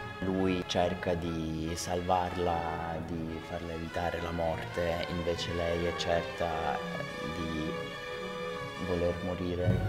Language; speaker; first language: Italian; non-native, fluent; Russian